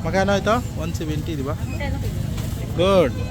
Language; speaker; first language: Filipino; non-native, learner; Bangla